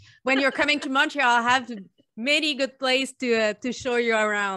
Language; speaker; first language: English; non-native, fluent; French